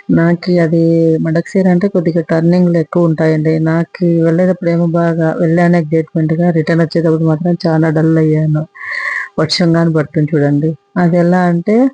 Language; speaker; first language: Telugu; native; Telugu